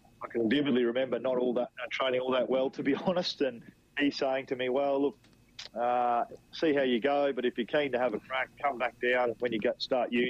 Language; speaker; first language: English; native; English